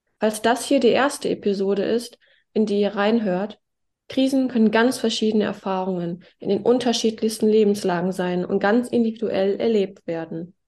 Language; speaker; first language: German; native; German